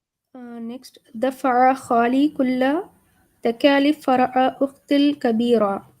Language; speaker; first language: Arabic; non-native, learner; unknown